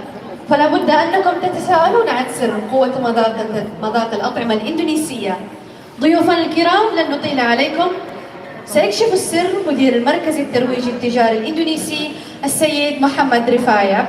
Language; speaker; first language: Arabic; native; Arabic